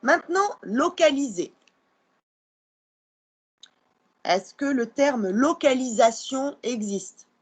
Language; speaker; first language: French; non-native, local second language; Arabic